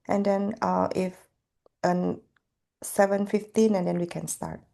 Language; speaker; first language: English; non-native, fluent; Indonesian